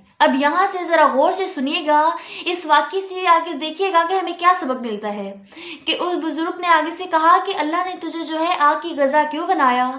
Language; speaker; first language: Urdu; native; Urdu